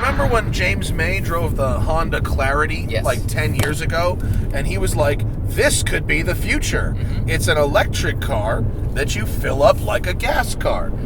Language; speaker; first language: English; native; English